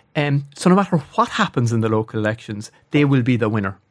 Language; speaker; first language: English; native; English